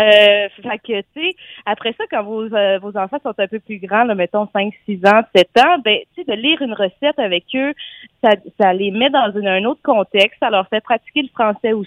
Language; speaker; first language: French; native; French